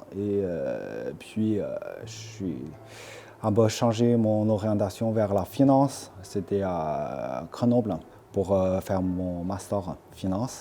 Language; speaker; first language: French; non-native, fluent; Chinese